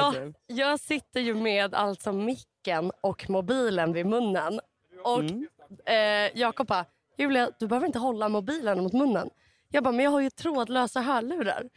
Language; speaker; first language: Swedish; native; Swedish